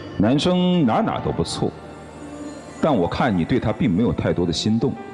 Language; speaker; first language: Chinese; native; Chinese